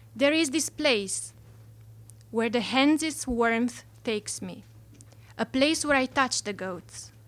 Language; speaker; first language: English; non-native, fluent; Romanian